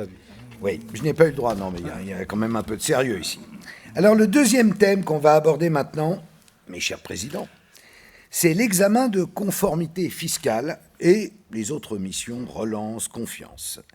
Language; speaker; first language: French; native; French